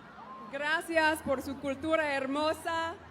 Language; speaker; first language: Spanish; non-native, learner; English